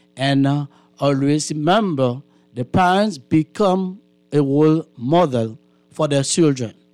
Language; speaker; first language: English; non-native, fluent; Haitian Creole